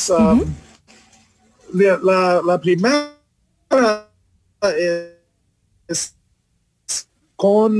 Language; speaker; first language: Spanish; non-native, learner; English